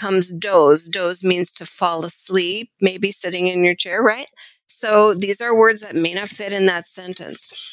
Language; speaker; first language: English; native; English